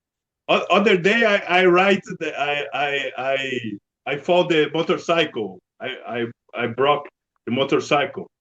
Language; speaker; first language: English; non-native, learner; Portuguese